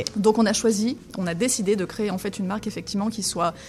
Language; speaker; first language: French; native; French